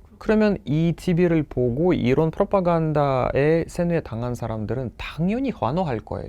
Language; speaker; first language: Korean; non-native, fluent; Russian